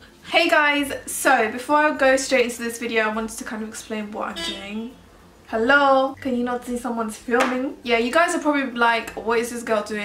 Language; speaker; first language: English; early bilingual, other home language; French